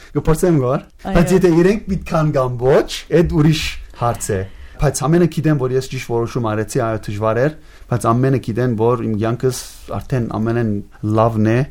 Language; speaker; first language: Armenian; early bilingual, heritage; Armenian